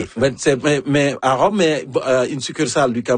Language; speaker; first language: French; native; French